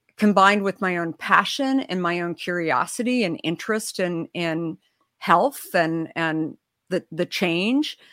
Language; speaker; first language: English; native; English